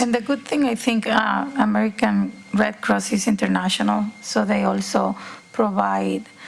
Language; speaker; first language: English; non-native, fluent; Spanish